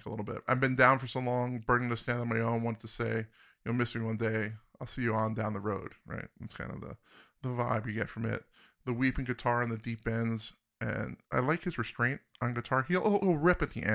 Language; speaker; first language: English; native; English